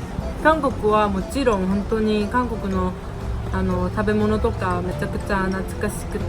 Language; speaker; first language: Japanese; non-native, fluent; Korean